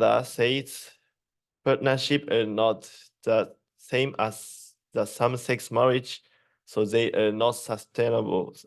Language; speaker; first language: English; non-native, learner; Japanese